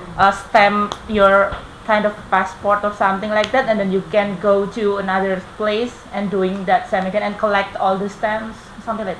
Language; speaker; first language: English; non-native, fluent; Indonesian